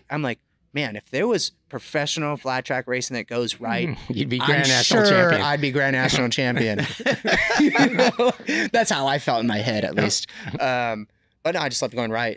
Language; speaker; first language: English; native; English